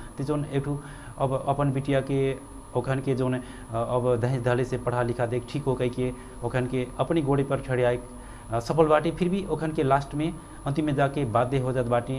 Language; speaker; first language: Bhojpuri; non-native, local second language; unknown